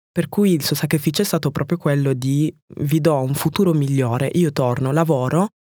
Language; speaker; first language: Italian; early bilingual, other home language; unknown